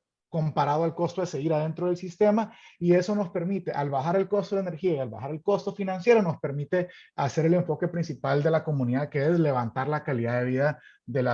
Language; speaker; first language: Spanish; native; Spanish